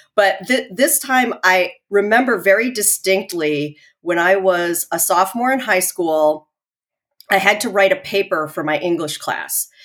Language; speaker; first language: English; early bilingual, other home language; Chinese